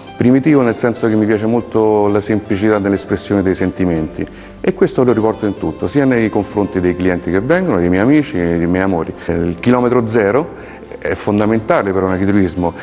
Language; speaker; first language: Italian; native; Italian